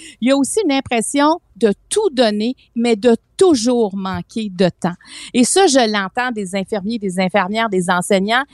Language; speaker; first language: French; native; French